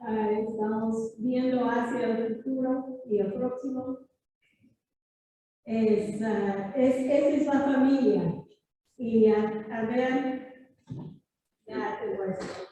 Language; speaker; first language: Spanish; non-native, fluent; English